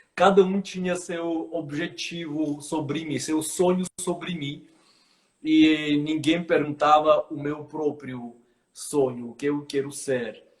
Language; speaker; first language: Portuguese; non-native, fluent; Armenian